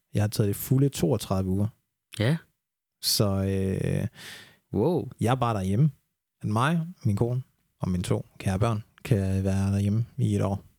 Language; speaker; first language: Danish; early bilingual, other home language; English